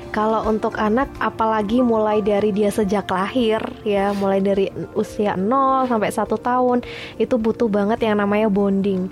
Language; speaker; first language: Indonesian; native; Indonesian